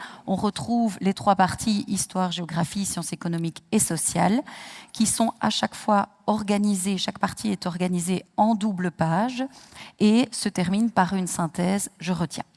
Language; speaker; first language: French; native; French